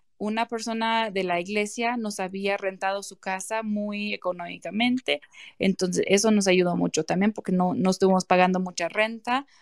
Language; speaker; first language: Spanish; non-native, fluent; English